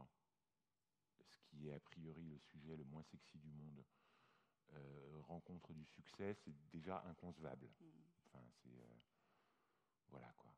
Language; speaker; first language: French; native; French